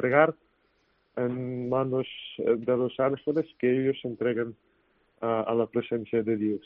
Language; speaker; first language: Spanish; non-native, fluent; Ukrainian